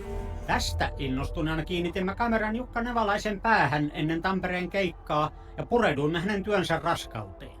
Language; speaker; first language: Finnish; native; Finnish